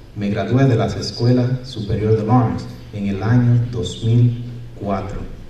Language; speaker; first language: Spanish; early bilingual, other home language; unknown